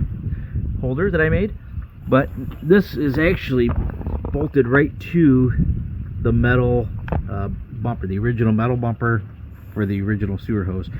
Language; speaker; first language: English; native; English